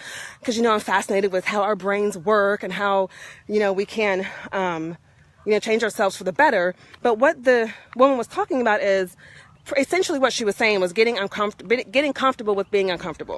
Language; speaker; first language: English; native; English